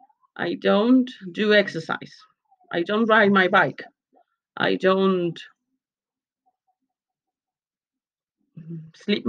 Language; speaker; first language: English; non-native, fluent; Spanish